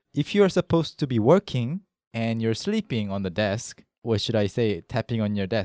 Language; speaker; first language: English; non-native, fluent; Korean